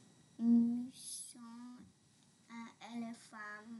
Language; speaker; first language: French; non-native, learner; English